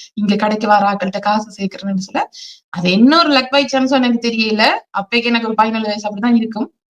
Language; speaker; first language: Tamil; early bilingual, heritage; Tamil